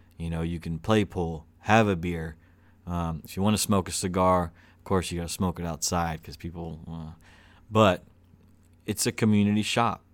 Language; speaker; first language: English; native; English